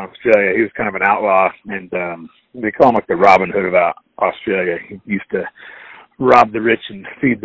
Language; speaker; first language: English; native; English